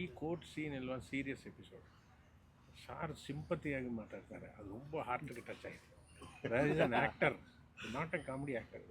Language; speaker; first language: Kannada; non-native, learner; Telugu